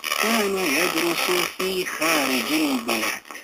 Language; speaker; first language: Arabic; non-native, fluent; Malay